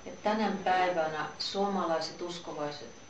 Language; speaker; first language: Finnish; non-native, learner; Russian